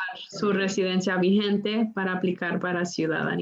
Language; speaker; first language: Spanish; non-native, local second language; English